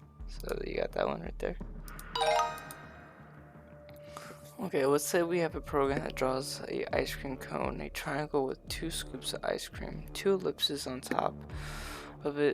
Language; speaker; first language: English; native; English